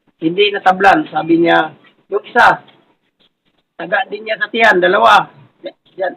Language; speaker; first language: Filipino; non-native, local second language; Cebuano